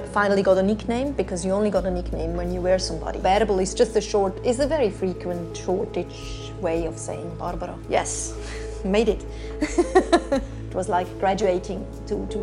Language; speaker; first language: English; non-native, fluent; Swiss German